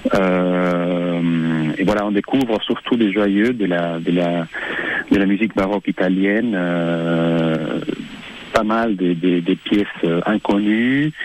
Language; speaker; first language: French; non-native, fluent; Spanish